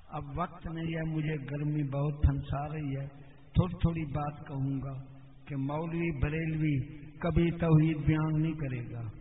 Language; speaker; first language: Urdu; non-native, local second language; Punjabi